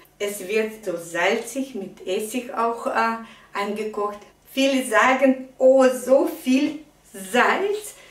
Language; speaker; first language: German; non-native, fluent; Russian